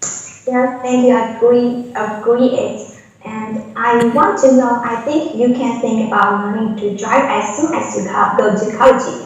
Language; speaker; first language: English; non-native, learner; Chinese